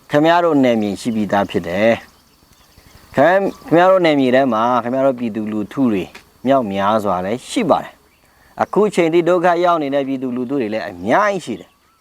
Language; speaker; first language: Burmese; non-native, local second language; Pa'o Karen